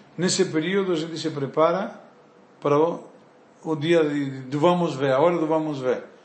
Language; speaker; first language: Portuguese; non-native, fluent; Spanish